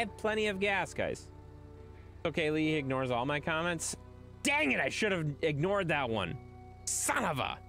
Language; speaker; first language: English; native; English